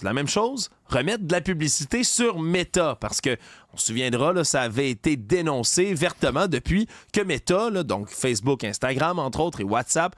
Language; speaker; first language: French; native; French